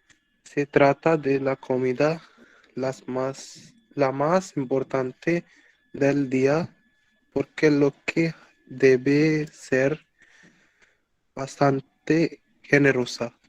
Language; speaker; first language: Spanish; non-native, learner; Hindi